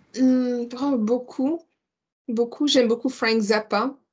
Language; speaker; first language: French; non-native, learner; English